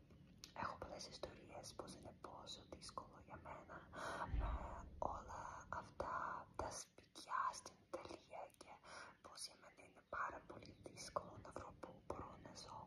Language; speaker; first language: Greek; non-native, learner; Ukrainian